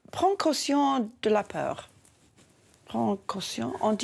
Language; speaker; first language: French; non-native, learner; English